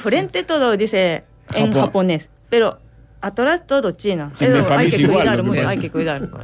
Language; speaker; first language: Spanish; non-native, learner; Japanese